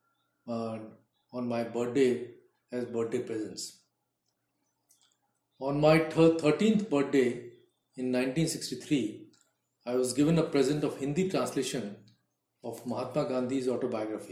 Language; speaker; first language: English; non-native, local second language; Hindi